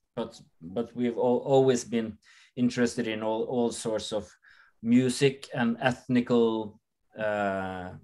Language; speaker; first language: English; non-native, fluent; Norwegian